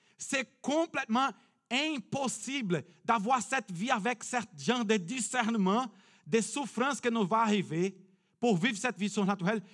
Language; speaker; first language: French; non-native, fluent; Portuguese